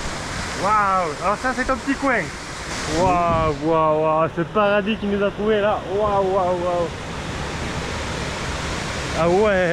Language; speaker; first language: French; native; French